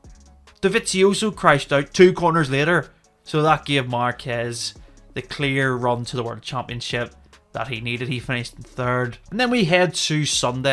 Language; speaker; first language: English; native; English